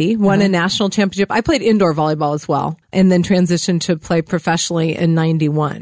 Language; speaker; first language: English; native; English